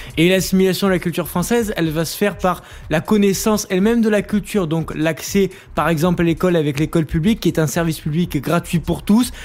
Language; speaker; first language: French; native; French